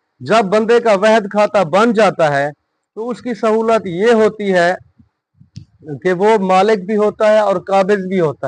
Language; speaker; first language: Hindi; non-native, local second language; Punjabi